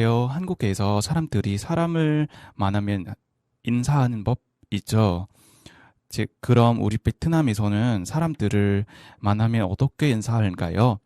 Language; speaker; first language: Korean; non-native, fluent; Vietnamese